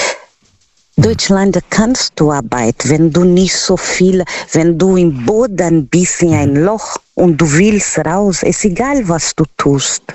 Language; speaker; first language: German; non-native, learner; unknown